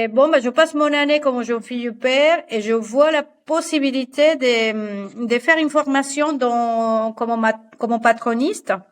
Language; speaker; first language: French; non-native, fluent; Spanish